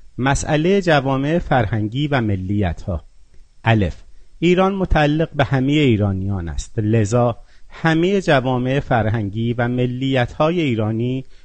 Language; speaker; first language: Persian; non-native, local second language; Azerbaijani